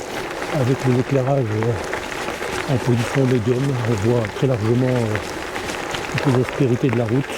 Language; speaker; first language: French; native; French